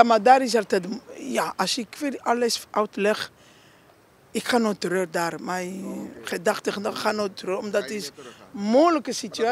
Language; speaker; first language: Dutch; non-native, learner; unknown